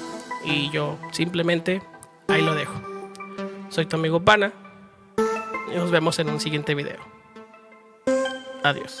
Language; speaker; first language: Spanish; native; Spanish